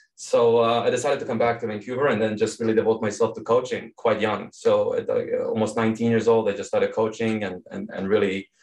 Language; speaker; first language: English; early bilingual, other home language; Serbian